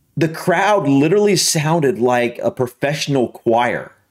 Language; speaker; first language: English; native; English